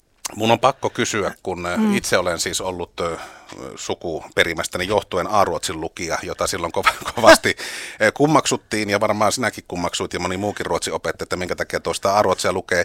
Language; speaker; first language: Finnish; native; Finnish